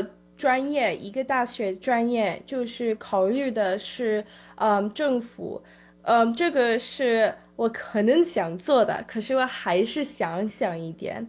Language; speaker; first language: Chinese; early bilingual, heritage; English